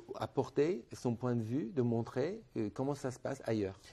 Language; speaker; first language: French; non-native, fluent; Persian